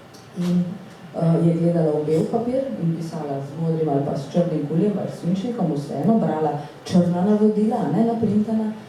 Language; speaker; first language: Slovenian; native; Slovenian